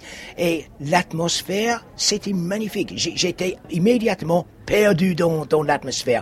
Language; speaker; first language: French; non-native, fluent; English